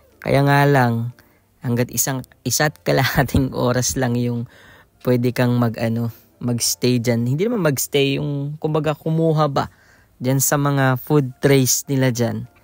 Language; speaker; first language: Filipino; non-native, local second language; Iloko